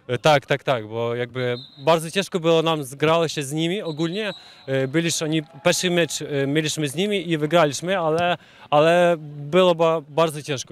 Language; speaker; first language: Polish; non-native, fluent; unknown